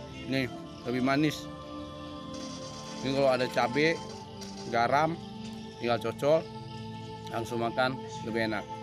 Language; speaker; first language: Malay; non-native, local second language; Achinese